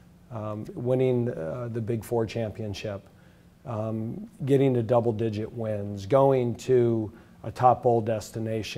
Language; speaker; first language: English; native; English